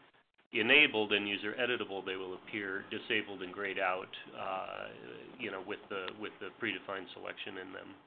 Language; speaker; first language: English; native; English